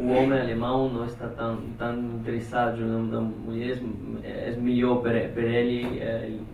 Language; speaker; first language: Portuguese; non-native, learner; Spanish